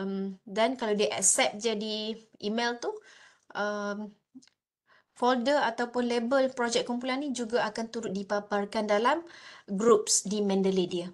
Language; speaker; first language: Malay; native; Malay